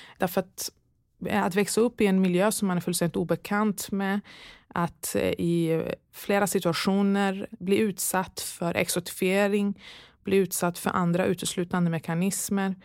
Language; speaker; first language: Swedish; early bilingual, other home language; Persian